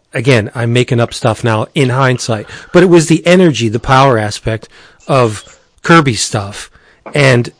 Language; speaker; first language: English; native; English